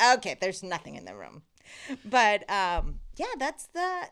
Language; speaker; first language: English; non-native, fluent; Spanish